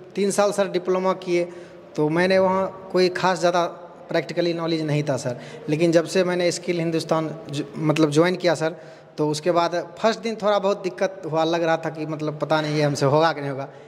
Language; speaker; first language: Hindi; native; Hindi